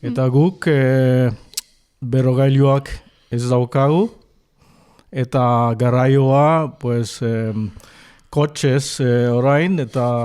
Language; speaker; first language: Basque; non-native, learner; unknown